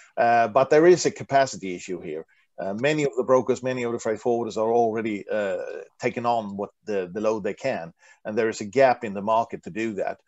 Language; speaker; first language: English; non-native, fluent; Swedish